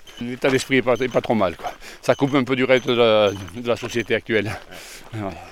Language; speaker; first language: French; native; French